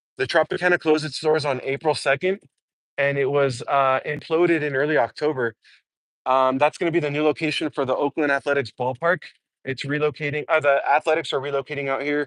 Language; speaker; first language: English; native; English